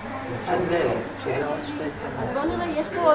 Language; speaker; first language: Hebrew; native; Hebrew